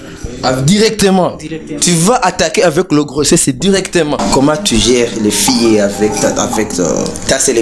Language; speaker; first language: French; non-native, local second language; Rundi